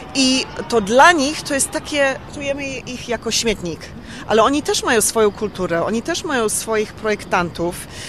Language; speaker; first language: Polish; early bilingual, heritage; Polish